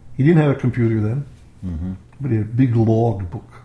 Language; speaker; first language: English; native; English